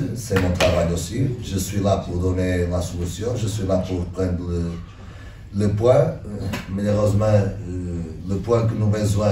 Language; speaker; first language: French; non-native, learner; Portuguese